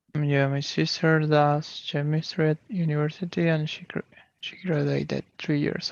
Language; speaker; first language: English; non-native, learner; Portuguese